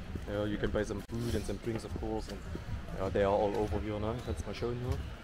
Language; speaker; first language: English; non-native, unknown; German